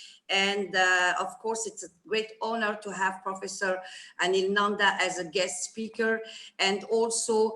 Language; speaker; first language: English; non-native, fluent; Arabic